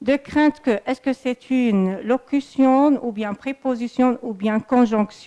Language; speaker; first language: French; non-native, fluent; Arabic